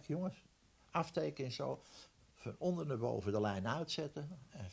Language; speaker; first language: Dutch; native; Dutch